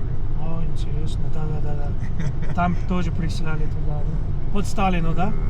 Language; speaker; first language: Russian; non-native, learner; English